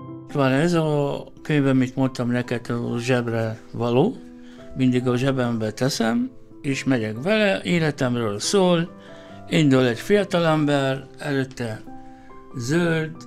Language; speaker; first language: Hungarian; non-native, fluent; Arabic